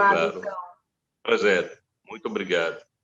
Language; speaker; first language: Portuguese; non-native, fluent; Italian